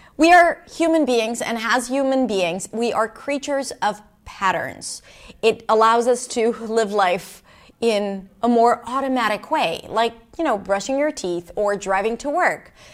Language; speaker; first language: English; non-native, fluent; Hebrew